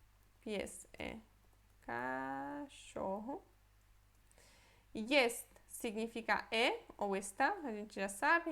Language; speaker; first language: Portuguese; non-native, fluent; Polish